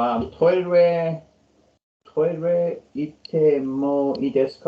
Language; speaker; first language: Japanese; non-native, learner; English